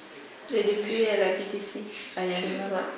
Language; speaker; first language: French; non-native, local second language; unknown